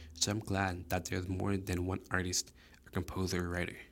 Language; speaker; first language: English; native; English